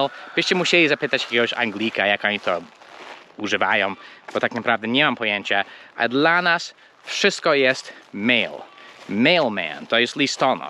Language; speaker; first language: Polish; non-native, fluent; English